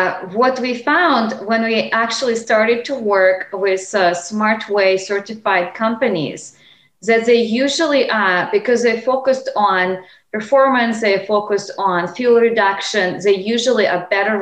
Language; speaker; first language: English; non-native, fluent; Russian